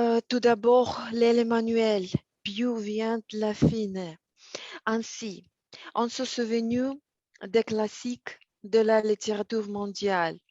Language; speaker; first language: French; non-native, learner; Russian